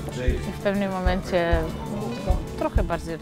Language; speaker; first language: Polish; non-native, fluent; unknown